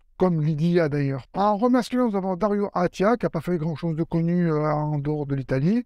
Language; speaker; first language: French; native; French